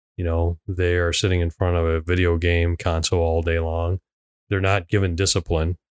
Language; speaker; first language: English; non-native, local second language; Cantonese